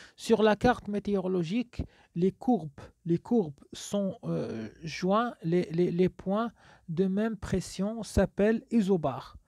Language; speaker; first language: French; non-native, local second language; Arabic